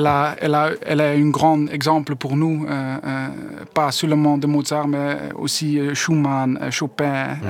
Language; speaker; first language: French; non-native, learner; Dutch